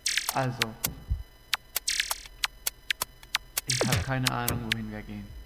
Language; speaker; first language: German; non-native, fluent; Spanish